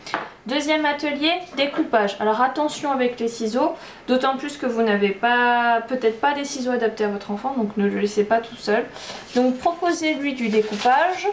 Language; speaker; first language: French; native; French